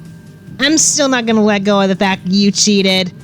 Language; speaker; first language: English; native; English